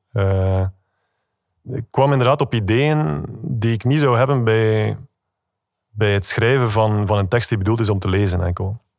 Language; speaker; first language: Dutch; native; Dutch